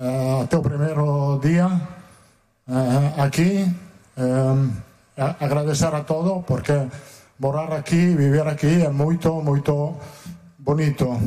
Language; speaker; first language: Portuguese; non-native, fluent; Italian